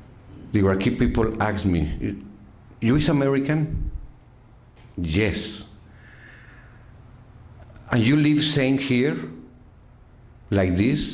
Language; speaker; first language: English; non-native, learner; Spanish